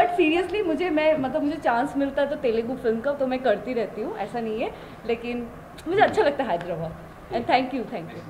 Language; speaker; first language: Hindi; non-native, local second language; Bangla